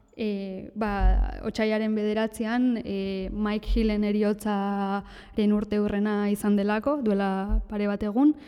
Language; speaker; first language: Basque; native; Basque